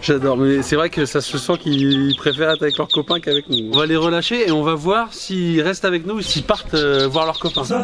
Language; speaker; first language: French; native; French